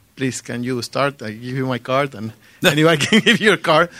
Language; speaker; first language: English; non-native, learner; Spanish